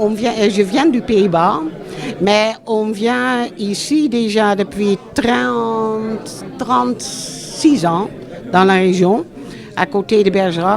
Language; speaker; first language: French; non-native, fluent; Dutch